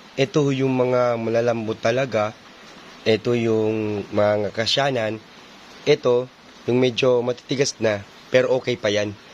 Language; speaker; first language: Filipino; native; Filipino